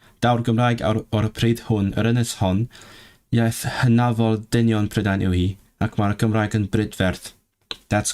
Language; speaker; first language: Welsh; non-native, learner; Cantonese